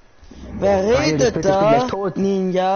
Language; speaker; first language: German; non-native, learner; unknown